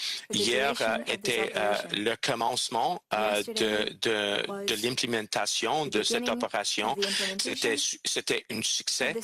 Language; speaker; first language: French; non-native, local second language; English